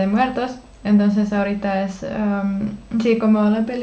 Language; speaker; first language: Spanish; non-native, learner; Finnish